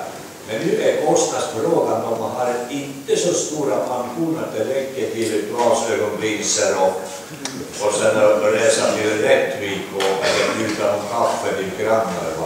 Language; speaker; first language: Swedish; non-native, learner; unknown